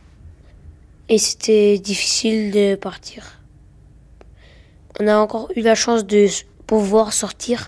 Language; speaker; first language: French; early bilingual, other home language; Ukrainian